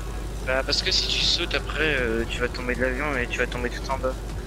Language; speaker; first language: French; native; French